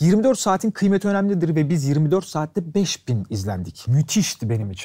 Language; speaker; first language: Turkish; native; Turkish